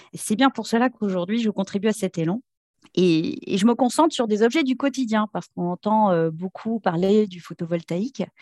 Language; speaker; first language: French; native; French